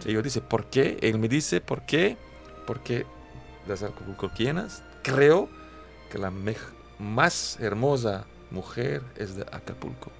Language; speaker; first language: Spanish; non-native, learner; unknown